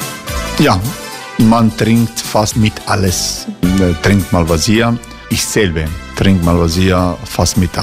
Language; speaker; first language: German; non-native, learner; Croatian